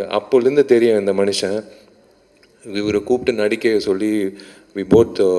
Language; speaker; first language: Tamil; native; Tamil